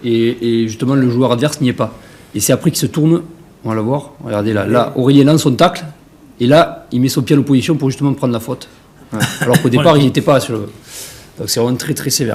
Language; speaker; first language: French; native; French